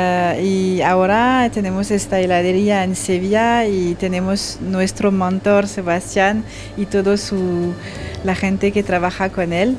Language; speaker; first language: Spanish; non-native, learner; French